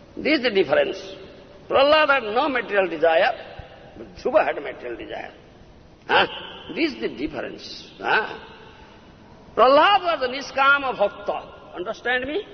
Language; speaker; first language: English; non-native, local second language; Odia